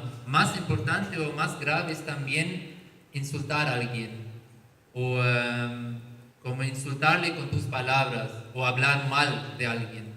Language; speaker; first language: Spanish; non-native, learner; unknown